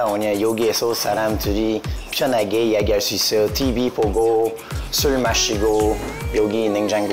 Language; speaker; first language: Korean; non-native, fluent; English